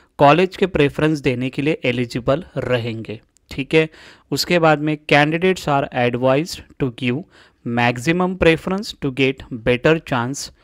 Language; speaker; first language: Hindi; non-native, local second language; Marathi